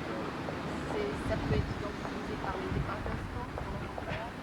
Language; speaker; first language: French; native; French